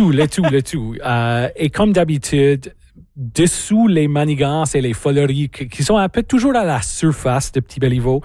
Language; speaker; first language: French; native; French